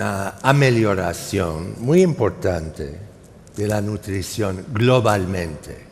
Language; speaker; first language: Spanish; non-native, fluent; English